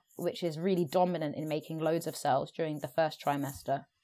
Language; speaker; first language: English; native; English